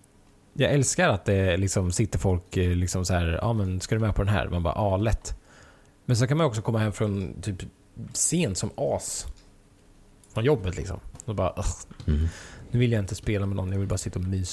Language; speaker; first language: Swedish; native; Swedish